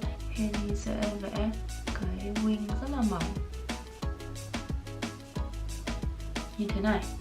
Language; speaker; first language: Vietnamese; early bilingual, heritage; Vietnamese